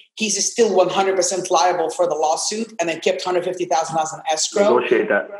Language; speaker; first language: English; non-native, fluent; Arabic